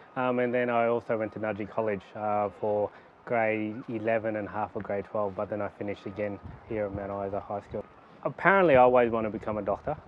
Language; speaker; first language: English; native; English